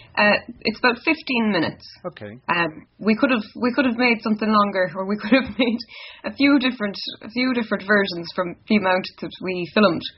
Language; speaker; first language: English; non-native, local second language; Irish